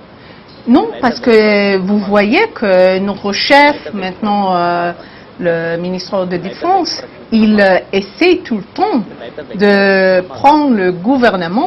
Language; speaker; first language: French; non-native, learner; Hebrew